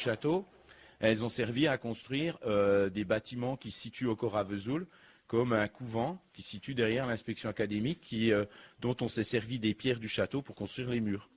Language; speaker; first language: French; native; French